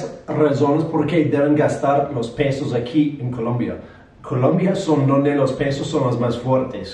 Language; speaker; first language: Spanish; non-native, learner; English